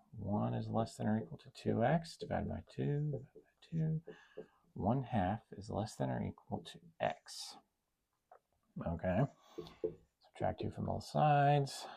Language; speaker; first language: English; native; English